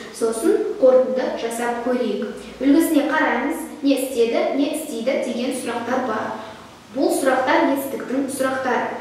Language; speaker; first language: Kazakh; non-native, local second language; Russian